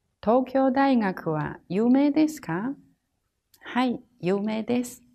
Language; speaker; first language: Japanese; non-native, fluent; Chinese